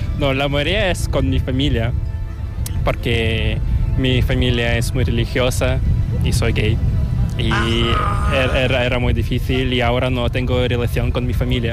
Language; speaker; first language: Spanish; non-native, learner; Korean